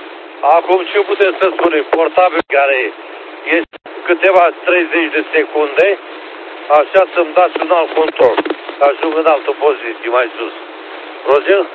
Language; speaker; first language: Romanian; native; Romanian